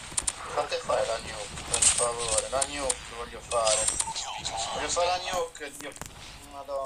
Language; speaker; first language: Italian; native; Italian